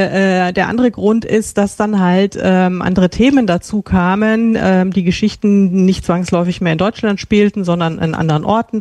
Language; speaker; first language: German; native; German